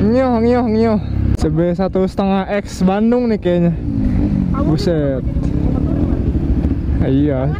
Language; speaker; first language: Indonesian; native; Indonesian